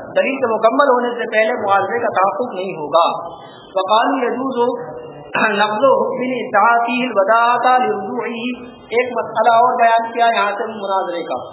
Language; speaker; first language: Urdu; native; Urdu